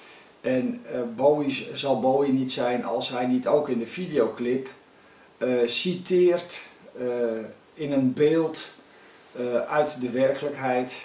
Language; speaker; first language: Dutch; native; Dutch